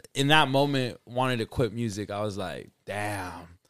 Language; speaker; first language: English; native; English